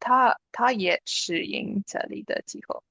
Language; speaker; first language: Chinese; non-native, learner; English